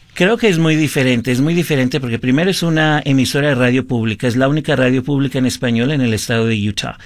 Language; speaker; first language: Spanish; early bilingual, heritage; Spanish